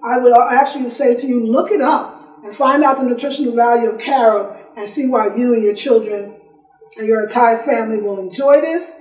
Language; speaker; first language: English; native; English